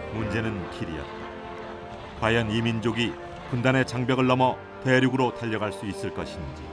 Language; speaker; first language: Korean; native; Korean